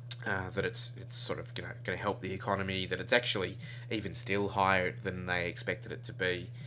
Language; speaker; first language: English; native; English